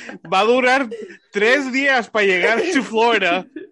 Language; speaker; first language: Spanish; early bilingual, heritage; Spanish